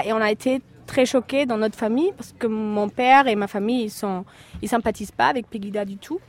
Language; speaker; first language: French; non-native, fluent; German